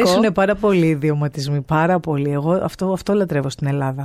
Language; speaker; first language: Greek; native; Greek